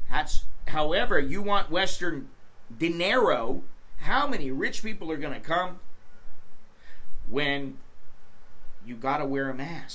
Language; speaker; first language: English; native; English